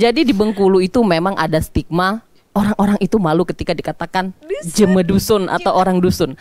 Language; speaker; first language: Indonesian; non-native, local second language; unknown